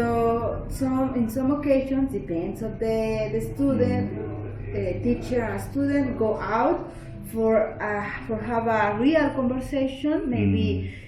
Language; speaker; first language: English; non-native, learner; Spanish